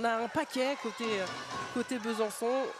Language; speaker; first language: French; native; French